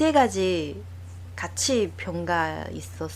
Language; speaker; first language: Korean; non-native, learner; Chinese